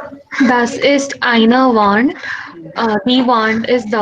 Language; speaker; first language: German; non-native, learner; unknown